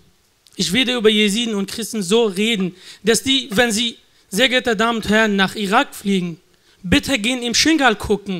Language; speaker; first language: German; non-native, learner; Kurdish